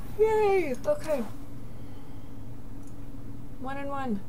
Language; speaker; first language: English; native; English